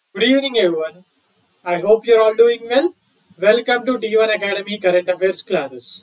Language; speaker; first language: English; non-native, local second language; Telugu